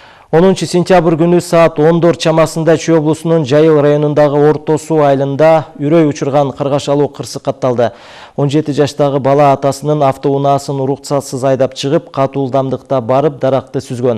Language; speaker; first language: Kyrgyz; native; Kyrgyz